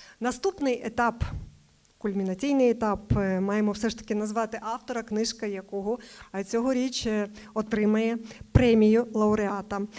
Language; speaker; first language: Ukrainian; native; Ukrainian